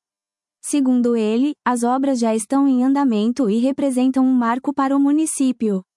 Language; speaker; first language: Portuguese; native; Portuguese